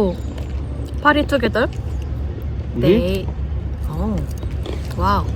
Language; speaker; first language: English; non-native, learner; Korean